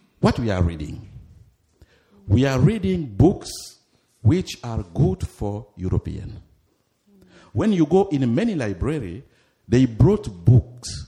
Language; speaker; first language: English; non-native, fluent; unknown